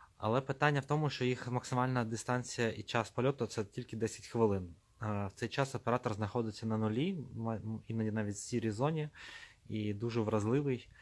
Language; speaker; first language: Ukrainian; non-native, local second language; Russian